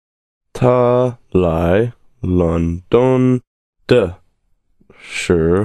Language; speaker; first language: Chinese; non-native, learner; English